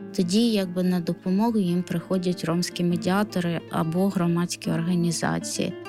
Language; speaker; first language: Ukrainian; non-native, local second language; Romany